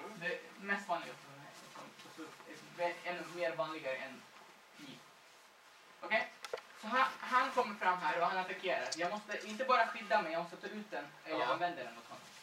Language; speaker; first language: Swedish; non-native, fluent; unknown